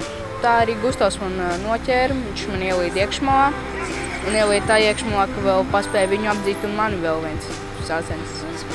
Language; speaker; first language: Latvian; native; Latvian